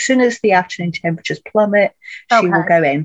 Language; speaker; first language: English; native; English